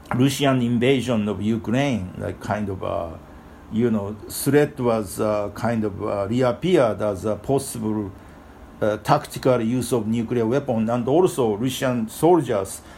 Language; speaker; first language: English; non-native, fluent; Japanese